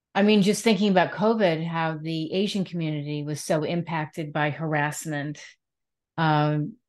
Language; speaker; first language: English; native; English